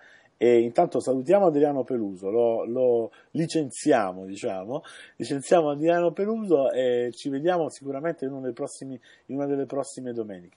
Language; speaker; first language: Italian; native; Italian